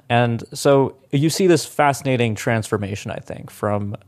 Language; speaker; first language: English; non-native, local second language; Hindi